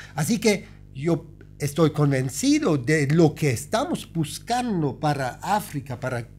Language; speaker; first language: Spanish; non-native, fluent; German